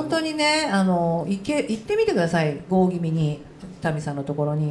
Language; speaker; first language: Japanese; native; Japanese